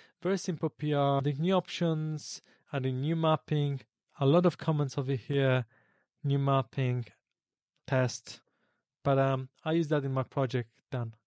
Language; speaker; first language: English; non-native, fluent; Polish